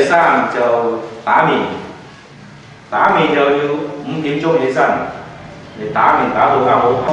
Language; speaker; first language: Cantonese; native; Cantonese